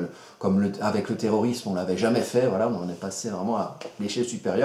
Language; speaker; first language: French; native; French